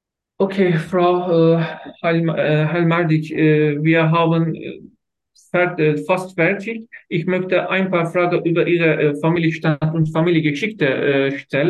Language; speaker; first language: German; non-native, learner; Turkish